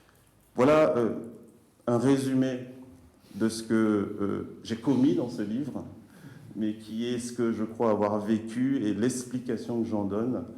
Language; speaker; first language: French; native; French